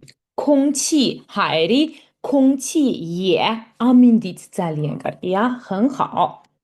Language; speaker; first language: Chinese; non-native, fluent; Georgian